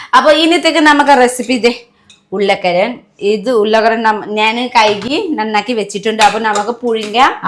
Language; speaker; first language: Malayalam; non-native, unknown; Nepali